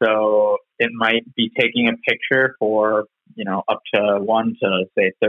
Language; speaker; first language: English; native; English